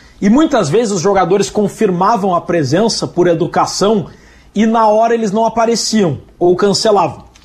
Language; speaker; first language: Portuguese; native; Portuguese